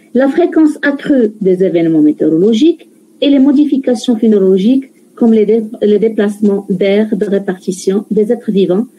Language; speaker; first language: French; non-native, local second language; Arabic